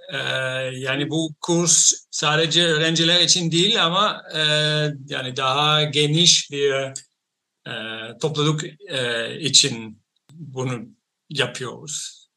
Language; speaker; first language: Turkish; non-native, fluent; Dutch